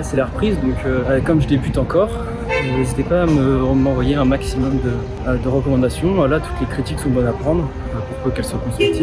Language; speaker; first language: French; native; French